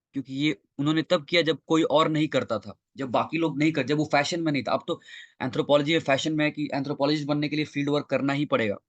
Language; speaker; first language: Hindi; non-native, local second language; Bangla